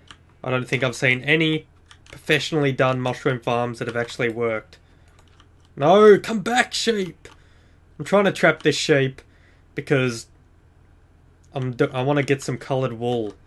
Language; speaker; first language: English; native; English